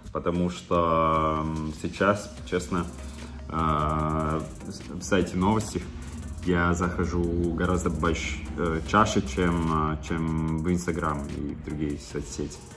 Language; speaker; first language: Russian; non-native, local second language; Latvian